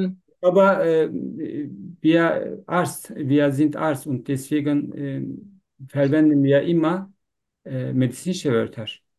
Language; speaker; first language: German; non-native, learner; Turkish